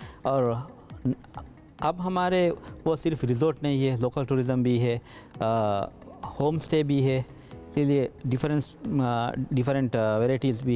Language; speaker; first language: Hindi; non-native, learner; Divehi